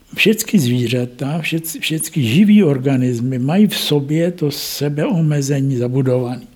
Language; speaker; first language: Czech; native; Czech